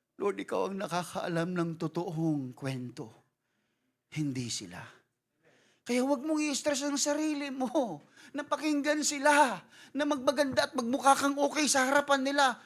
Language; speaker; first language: Filipino; non-native, local second language; Cebuano